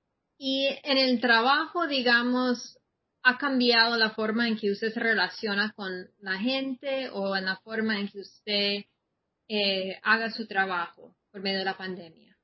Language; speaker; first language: Spanish; non-native, fluent; English